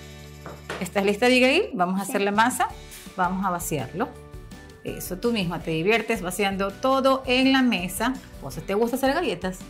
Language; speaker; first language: Spanish; native; Spanish